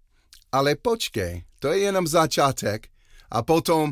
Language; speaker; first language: Czech; non-native, learner; English